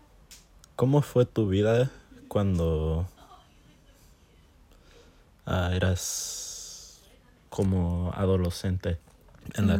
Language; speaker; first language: Spanish; early bilingual, heritage; Spanish